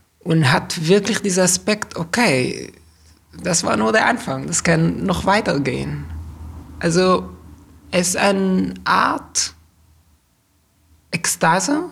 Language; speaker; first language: German; non-native, fluent; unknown